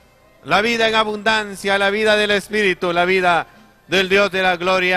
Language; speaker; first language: Spanish; native; Spanish